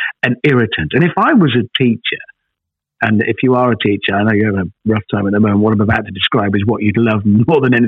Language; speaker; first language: English; native; English